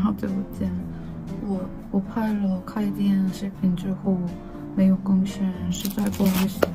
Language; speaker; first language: Chinese; non-native, fluent; Korean